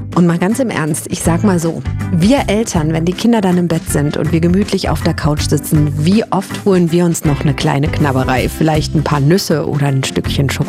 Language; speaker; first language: German; native; German